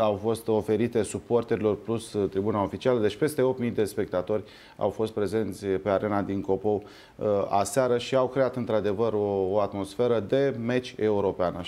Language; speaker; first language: Romanian; native; Romanian